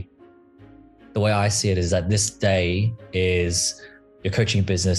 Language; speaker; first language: English; native; English